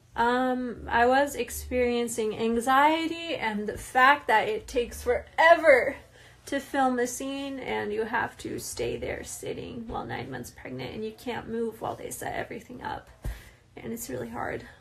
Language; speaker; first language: English; native; English